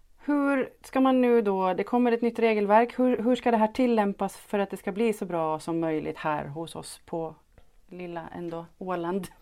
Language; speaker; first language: Swedish; native; Swedish